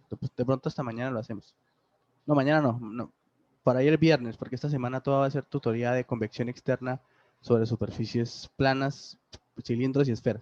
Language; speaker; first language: Spanish; native; Spanish